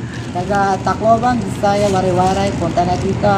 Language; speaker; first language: Filipino; non-native, local second language; Waray